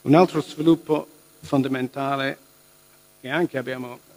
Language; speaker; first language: Italian; non-native, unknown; English